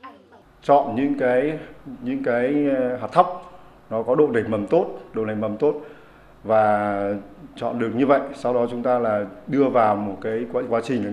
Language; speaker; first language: Vietnamese; native; Vietnamese